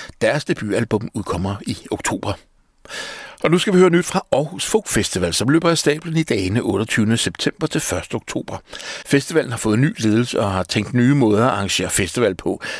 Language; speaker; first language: Danish; native; Danish